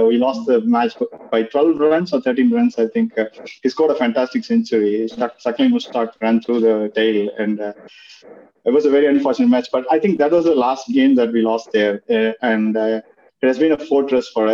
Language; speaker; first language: English; non-native, local second language; Tamil